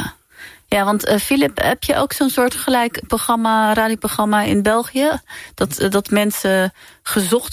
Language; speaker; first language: Dutch; native; Dutch